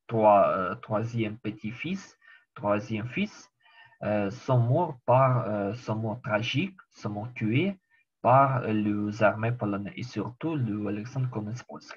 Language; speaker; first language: French; non-native, learner; Ukrainian